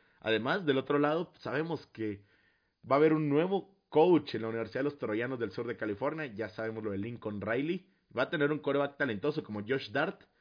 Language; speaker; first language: Spanish; native; Spanish